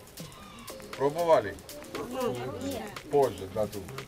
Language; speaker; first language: Russian; non-native, learner; Greek